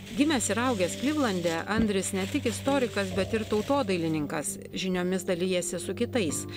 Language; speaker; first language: Lithuanian; native; Lithuanian